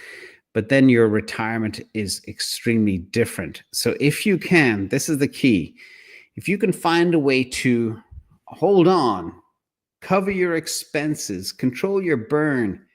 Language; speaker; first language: English; native; English